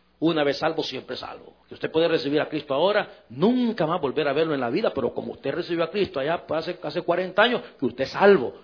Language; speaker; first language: Spanish; native; Spanish